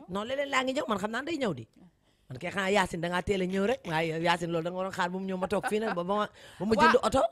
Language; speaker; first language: Wolof; native; Wolof